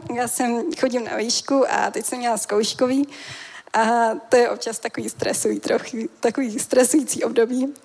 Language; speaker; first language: Czech; native; Czech